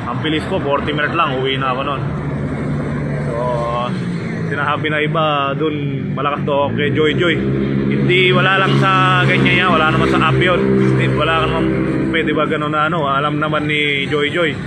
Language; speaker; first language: Filipino; non-native, fluent; Hindi